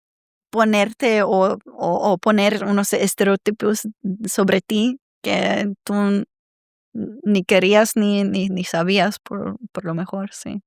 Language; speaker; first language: Spanish; non-native, fluent; Serbian